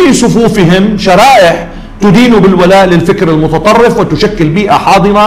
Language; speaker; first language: Arabic; native; Arabic